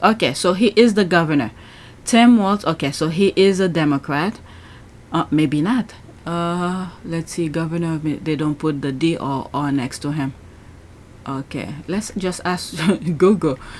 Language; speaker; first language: English; native; English